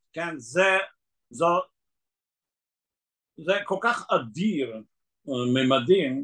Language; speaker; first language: Hebrew; non-native, fluent; Russian